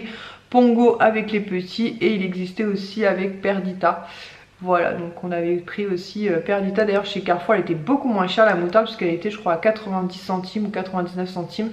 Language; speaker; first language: French; native; French